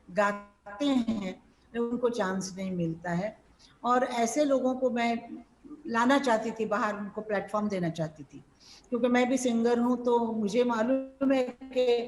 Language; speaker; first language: Hindi; non-native, local second language; Marathi